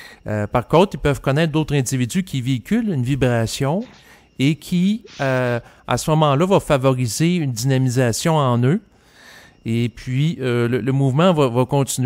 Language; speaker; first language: French; native; French